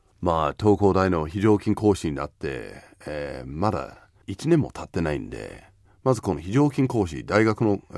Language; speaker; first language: Japanese; non-native, fluent; English